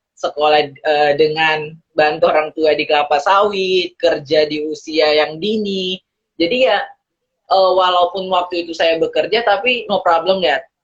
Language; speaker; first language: Indonesian; early bilingual, heritage; Indonesian